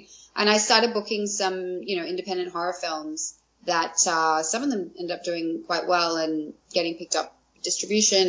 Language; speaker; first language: English; native; English